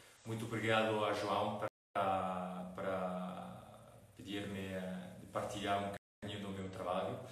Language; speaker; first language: Portuguese; non-native, fluent; French